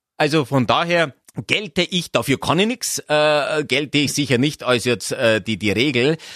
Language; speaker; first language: German; native; German